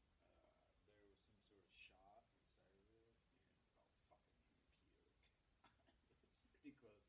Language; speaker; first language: English; native; English